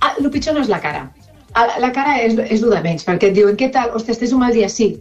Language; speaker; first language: Catalan; non-native, local second language; Spanish